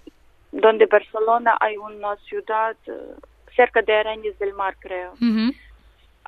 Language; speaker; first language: Spanish; non-native, learner; Ukrainian